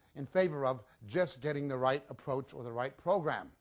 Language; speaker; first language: English; native; English